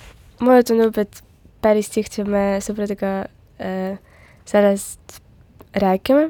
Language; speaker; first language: Estonian; non-native, local second language; Russian